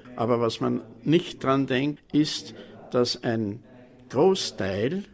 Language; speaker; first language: German; native; German